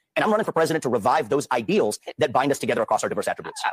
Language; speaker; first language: English; early bilingual, other home language; Hindi